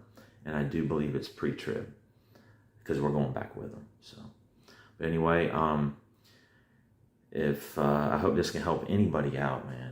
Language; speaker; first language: English; native; English